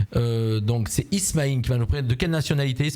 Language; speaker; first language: French; native; French